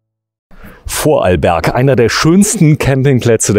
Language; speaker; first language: German; native; German